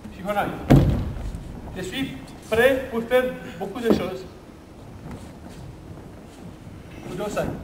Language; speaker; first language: French; non-native, learner; Romanian